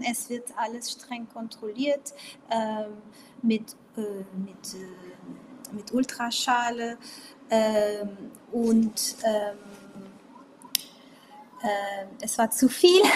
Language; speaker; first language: German; non-native, local second language; Portuguese